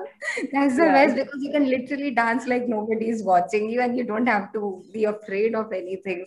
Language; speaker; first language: English; non-native, local second language; Hindi